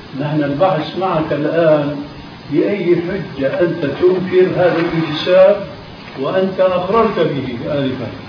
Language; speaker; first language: Arabic; early bilingual, other home language; Albanian